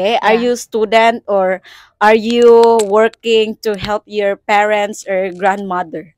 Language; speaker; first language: English; non-native, local second language; Cebuano